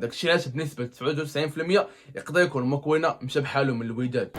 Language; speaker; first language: Arabic; native; Arabic